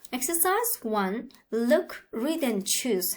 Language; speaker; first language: English; non-native, fluent; Kazakh